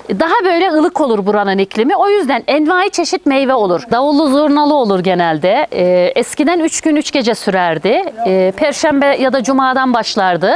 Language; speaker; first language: Turkish; native; Turkish